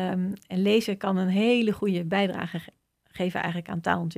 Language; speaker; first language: Dutch; native; Dutch